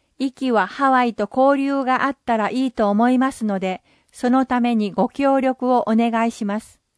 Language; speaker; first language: Japanese; non-native, fluent; English